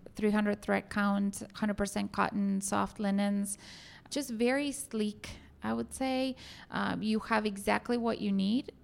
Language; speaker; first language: English; non-native, fluent; Spanish